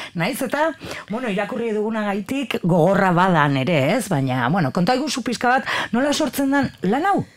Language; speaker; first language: Basque; native; Basque